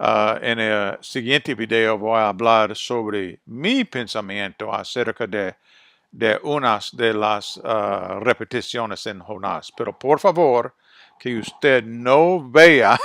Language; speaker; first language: Spanish; non-native, fluent; English